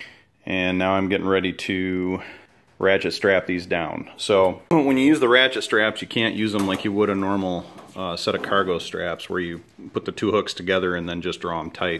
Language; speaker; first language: English; native; English